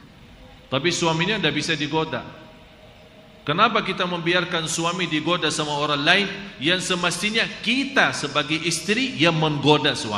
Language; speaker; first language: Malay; non-native, fluent; Arabic